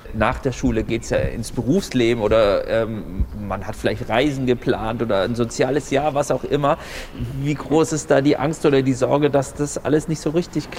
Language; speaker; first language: German; native; German